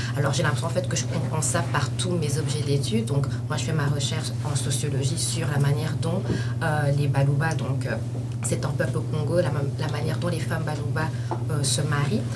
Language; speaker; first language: French; early bilingual, other home language; Lingala